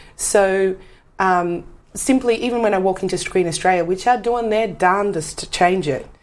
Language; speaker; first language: English; native; English